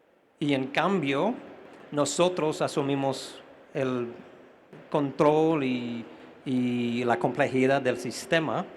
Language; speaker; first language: Spanish; non-native, fluent; English